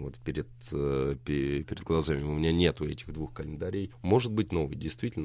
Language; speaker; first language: Russian; native; Russian